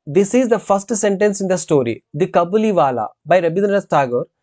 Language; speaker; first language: English; non-native, local second language; Telugu